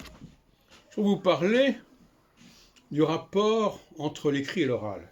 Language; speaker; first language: French; native; French